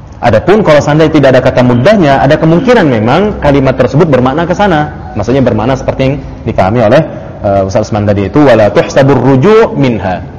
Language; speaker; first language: Indonesian; native; Indonesian